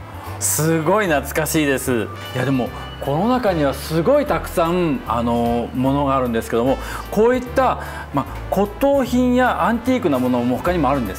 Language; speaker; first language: Japanese; native; Japanese